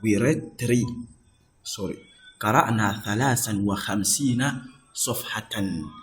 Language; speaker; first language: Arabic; non-native, fluent; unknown